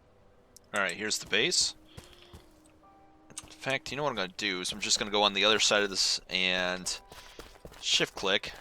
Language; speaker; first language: English; native; English